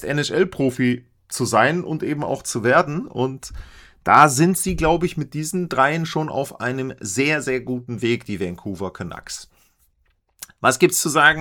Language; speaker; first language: German; native; German